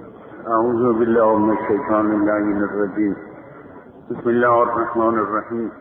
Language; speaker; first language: Arabic; non-native, fluent; Azerbaijani